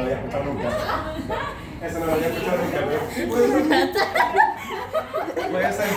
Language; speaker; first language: Spanish; native; Spanish